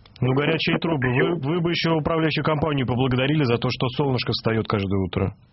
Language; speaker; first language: Russian; native; Russian